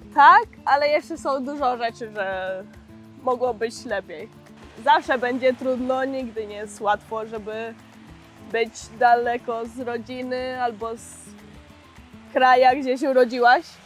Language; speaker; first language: Polish; early bilingual, heritage; Polish